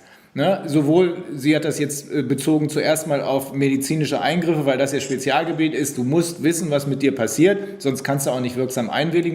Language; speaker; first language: German; native; German